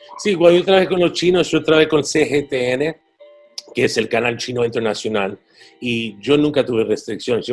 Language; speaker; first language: Spanish; early bilingual, heritage; Spanish